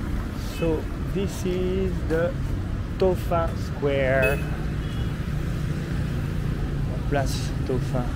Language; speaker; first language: English; non-native, fluent; French